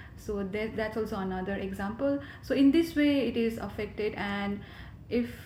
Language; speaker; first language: English; non-native, local second language; Nepali